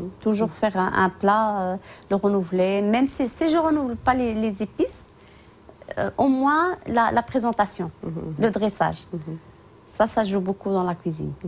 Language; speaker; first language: French; non-native, local second language; Tachelhit